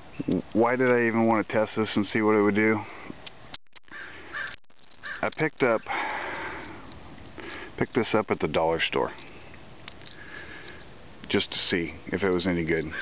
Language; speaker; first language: English; native; English